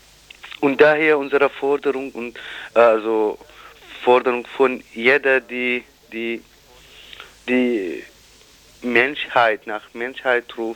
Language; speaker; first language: German; non-native, fluent; Kurdish